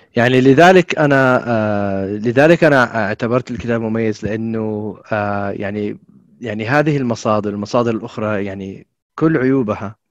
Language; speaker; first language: Arabic; native; Arabic